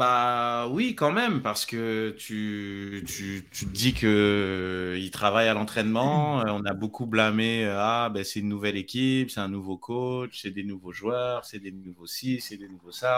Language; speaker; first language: French; native; French